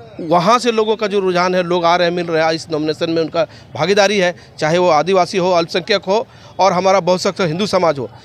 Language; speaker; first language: Hindi; native; Hindi